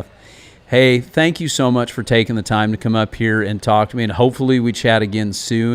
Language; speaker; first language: English; native; English